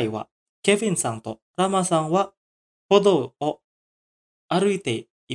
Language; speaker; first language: Japanese; non-native, fluent; Indonesian